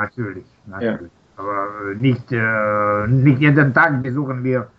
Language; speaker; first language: German; non-native, learner; Russian